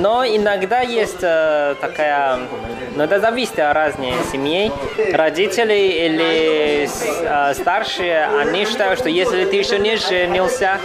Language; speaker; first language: Russian; non-native, learner; Chinese